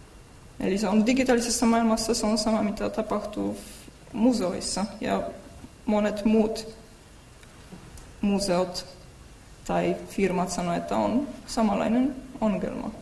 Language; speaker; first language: Finnish; non-native, fluent; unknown